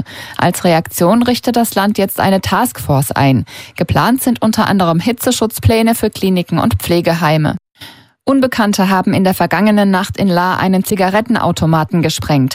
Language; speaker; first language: German; native; German